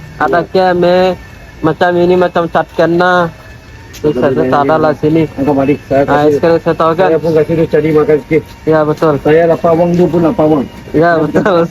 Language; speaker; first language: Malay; non-native, learner; Bangla